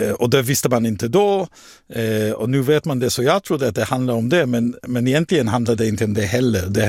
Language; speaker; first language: Swedish; non-native, fluent; Hebrew